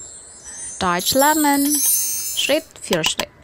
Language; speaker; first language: German; non-native, fluent; Indonesian